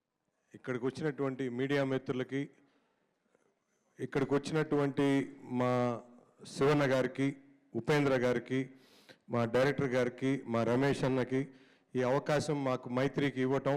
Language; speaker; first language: Telugu; native; Telugu